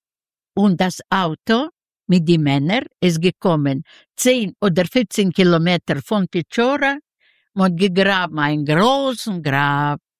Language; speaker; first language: German; non-native, learner; Yiddish